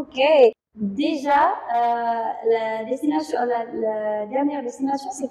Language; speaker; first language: French; non-native, fluent; Indonesian